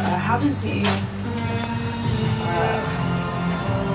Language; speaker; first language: German; non-native, learner; English